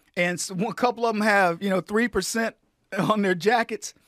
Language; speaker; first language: English; native; English